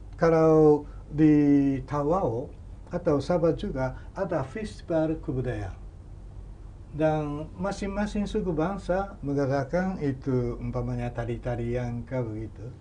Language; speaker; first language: Indonesian; non-native, fluent; Japanese